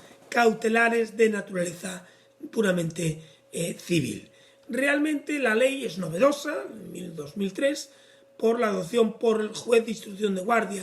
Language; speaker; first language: Spanish; native; Spanish